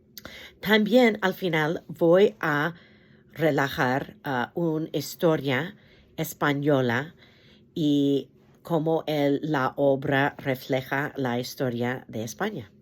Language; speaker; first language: Spanish; non-native, fluent; English